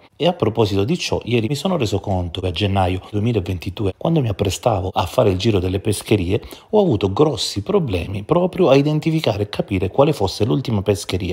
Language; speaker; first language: Italian; native; Italian